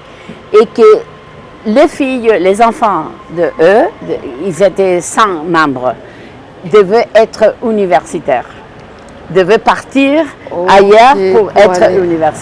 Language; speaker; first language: French; non-native, fluent; Spanish